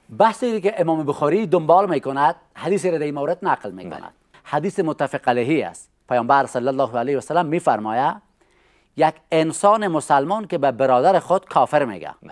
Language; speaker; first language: Persian; native; Persian